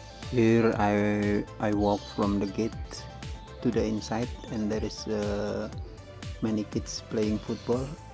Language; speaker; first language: English; non-native, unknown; Indonesian